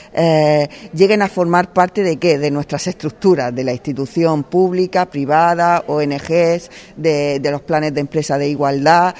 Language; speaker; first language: Spanish; native; Spanish